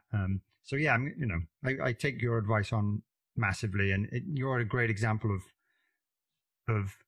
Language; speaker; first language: English; native; English